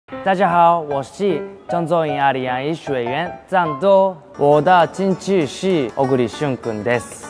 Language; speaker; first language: Chinese; non-native, learner; Japanese